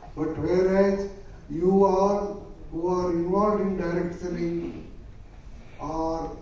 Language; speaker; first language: English; non-native, local second language; Kannada